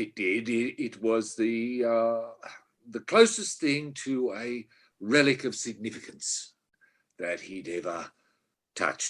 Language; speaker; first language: English; native; English